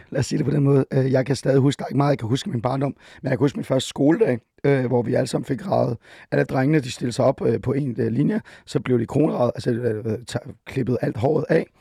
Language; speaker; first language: Danish; early bilingual, other home language; Persian